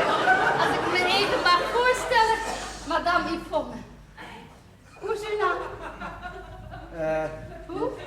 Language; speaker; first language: Dutch; native; Dutch